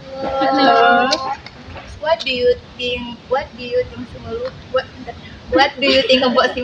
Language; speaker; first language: English; non-native, learner; Indonesian